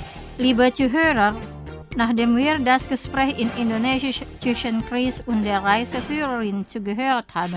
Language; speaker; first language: German; non-native, fluent; Indonesian